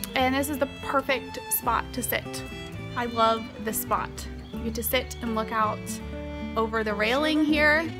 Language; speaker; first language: English; native; English